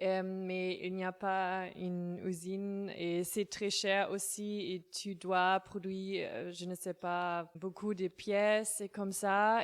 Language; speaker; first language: French; non-native, learner; German